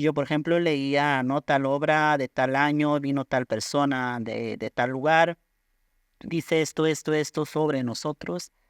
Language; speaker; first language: Spanish; non-native, local second language; Aymara